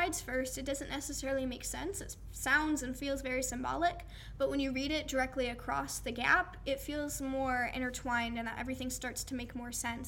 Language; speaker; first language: English; native; English